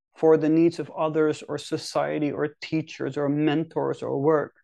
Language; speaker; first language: English; non-native, fluent; Dutch